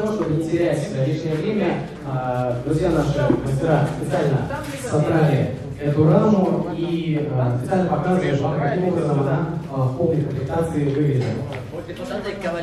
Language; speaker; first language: Russian; native; Russian